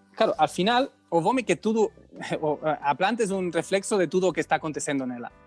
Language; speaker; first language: Portuguese; non-native, learner; Catalan